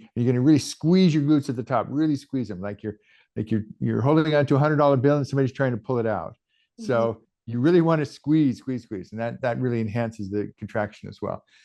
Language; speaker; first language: English; native; English